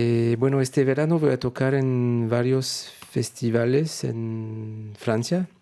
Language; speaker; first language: Spanish; non-native, fluent; French